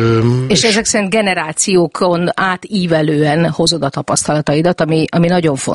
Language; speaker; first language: Hungarian; native; Hungarian